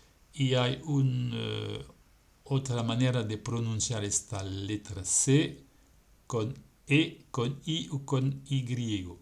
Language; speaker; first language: Spanish; non-native, fluent; French